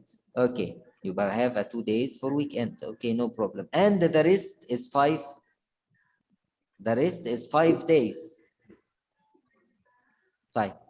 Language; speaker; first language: English; non-native, fluent; Arabic